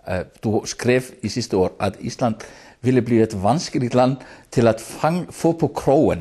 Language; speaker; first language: Danish; non-native, fluent; Icelandic